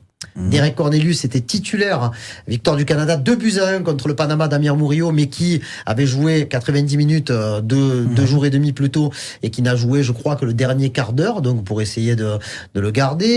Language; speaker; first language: French; native; French